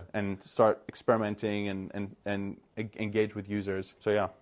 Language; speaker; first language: English; non-native, fluent; Greek